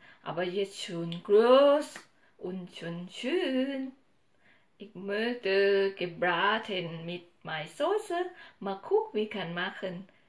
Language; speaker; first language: German; non-native, learner; Thai